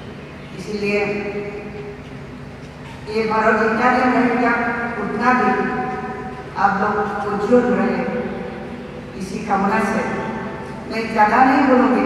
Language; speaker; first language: Hindi; non-native, local second language; Assamese